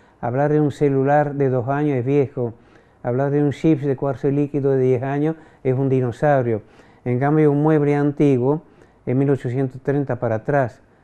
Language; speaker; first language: Spanish; non-native, fluent; French